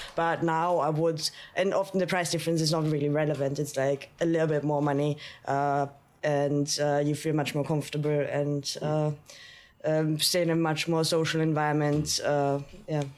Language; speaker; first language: English; non-native, fluent; German